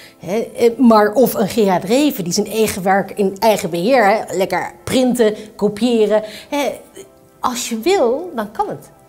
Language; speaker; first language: Dutch; early bilingual, other home language; Spanish